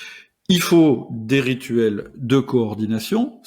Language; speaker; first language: French; native; French